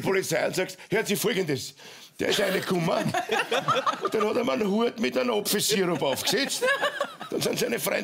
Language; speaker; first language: German; native; German